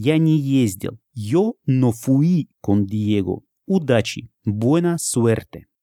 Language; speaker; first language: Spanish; non-native, learner; Russian